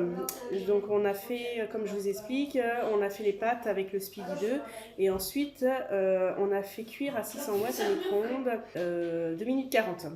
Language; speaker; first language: French; native; French